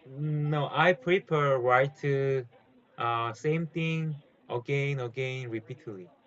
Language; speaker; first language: English; non-native, learner; Korean